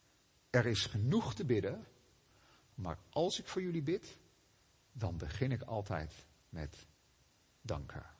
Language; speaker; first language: Dutch; native; Dutch